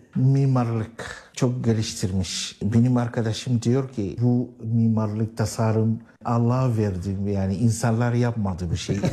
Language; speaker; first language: Turkish; non-native, learner; Arabic